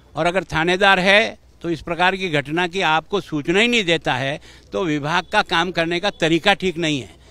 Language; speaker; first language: Hindi; native; Hindi